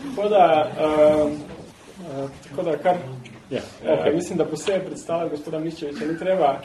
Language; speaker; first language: Slovenian; native; Slovenian